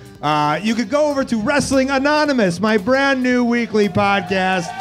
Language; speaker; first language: English; native; English